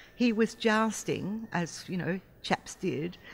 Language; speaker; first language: English; native; English